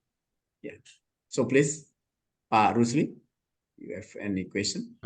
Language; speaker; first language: English; non-native, learner; Indonesian